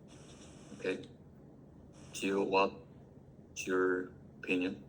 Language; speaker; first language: English; non-native, learner; Korean